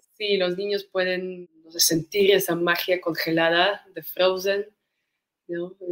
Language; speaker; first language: Spanish; non-native, fluent; Russian